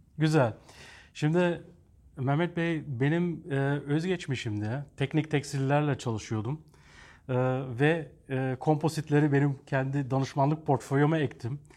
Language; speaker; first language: Turkish; early bilingual, heritage; Turkish